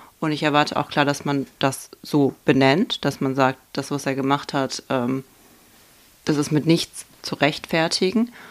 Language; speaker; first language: German; early bilingual, other home language; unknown